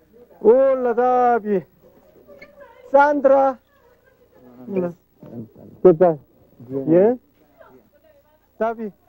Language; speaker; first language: Spanish; non-native, learner; Korean